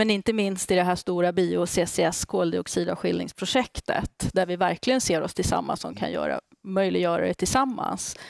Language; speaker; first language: Swedish; native; Swedish